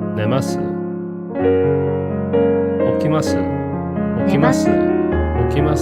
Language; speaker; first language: Japanese; non-native, learner; English